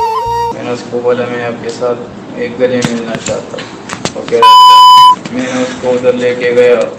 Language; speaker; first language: Hindi; non-native, local second language; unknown